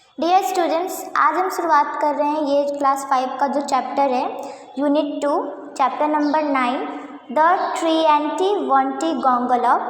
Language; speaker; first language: Hindi; native; Hindi